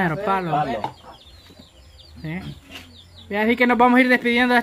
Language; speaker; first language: Spanish; native; Spanish